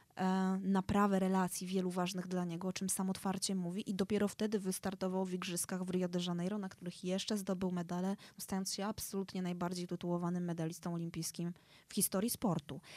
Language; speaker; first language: Polish; native; Polish